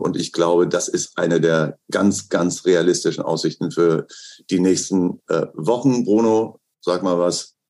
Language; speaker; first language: German; native; German